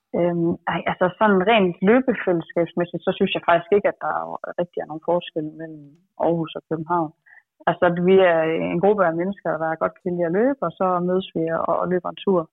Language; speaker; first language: Danish; native; Danish